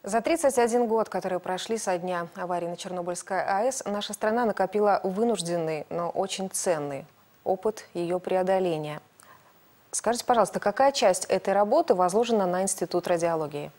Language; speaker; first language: Russian; native; Russian